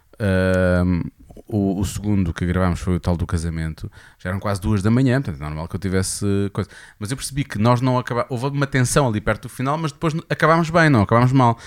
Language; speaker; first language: Portuguese; native; Portuguese